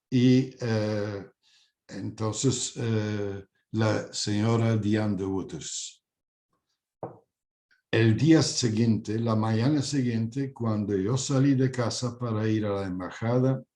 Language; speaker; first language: Spanish; non-native, fluent; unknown